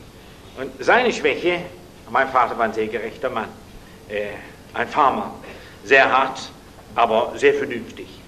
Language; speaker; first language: German; non-native, fluent; English